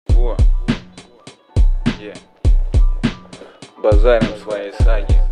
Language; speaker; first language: Russian; native; Russian